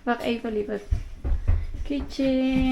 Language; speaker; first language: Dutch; non-native, learner; Filipino